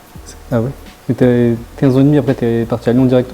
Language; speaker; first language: French; native; French